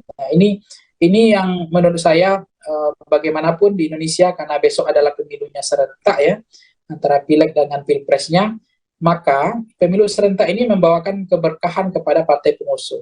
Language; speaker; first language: Indonesian; native; Indonesian